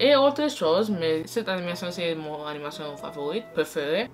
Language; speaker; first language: French; non-native, learner; English